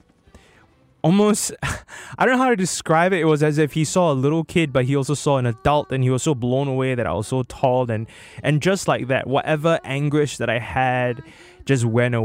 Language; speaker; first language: English; native; English